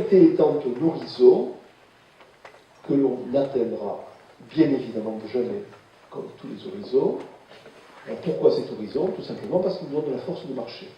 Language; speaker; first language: French; native; French